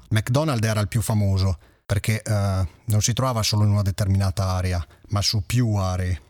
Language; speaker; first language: Italian; native; Italian